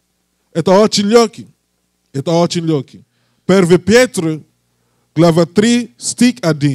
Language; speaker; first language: Russian; non-native, learner; English